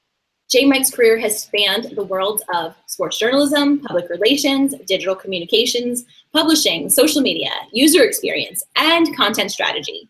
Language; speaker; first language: English; native; English